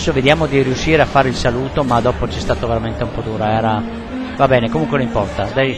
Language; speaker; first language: Italian; native; Italian